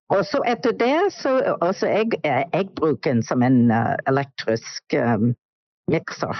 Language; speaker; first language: Norwegian; non-native, fluent; English